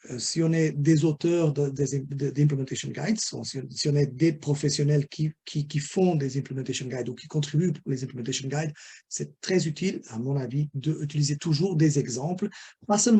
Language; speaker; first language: French; non-native, fluent; Portuguese